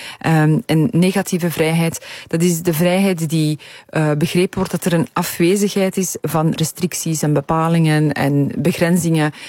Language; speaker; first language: Dutch; early bilingual, other home language; Polish